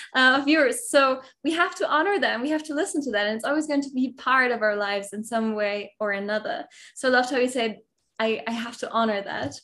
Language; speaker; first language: English; non-native, fluent; German